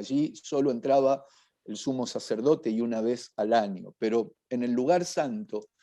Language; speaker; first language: Spanish; native; Spanish